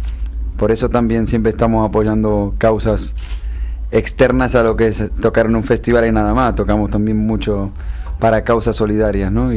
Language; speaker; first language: Spanish; native; Spanish